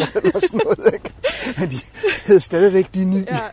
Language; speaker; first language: Danish; native; Danish